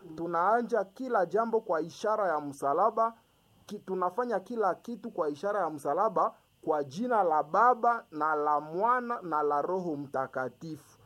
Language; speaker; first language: Swahili; native; Swahili